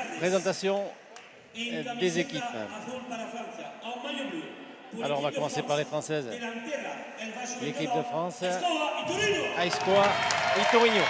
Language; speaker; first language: French; native; French